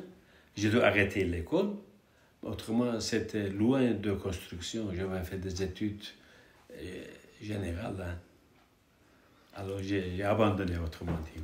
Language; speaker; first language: French; non-native, fluent; Turkish